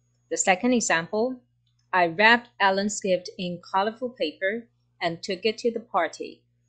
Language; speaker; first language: English; non-native, fluent; Chinese